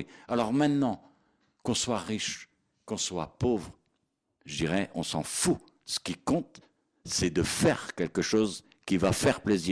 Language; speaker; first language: French; native; French